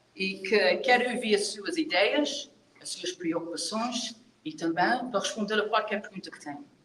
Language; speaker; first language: Portuguese; early bilingual, heritage; Portuguese